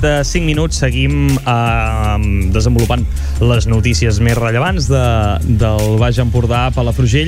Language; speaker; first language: Catalan; native; Catalan